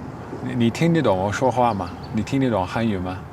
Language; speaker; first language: Chinese; non-native, fluent; Dutch